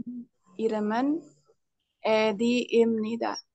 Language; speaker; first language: Korean; non-native, learner; Indonesian